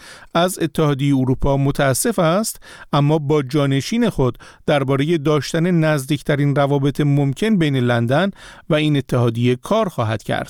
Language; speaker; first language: Persian; native; Persian